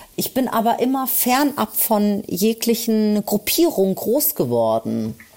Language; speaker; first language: German; early bilingual, other home language; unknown